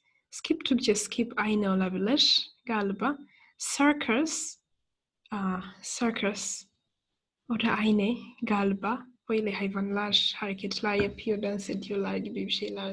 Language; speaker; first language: Turkish; non-native, fluent; English